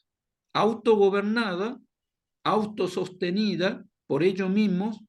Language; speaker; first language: Spanish; non-native, fluent; Korean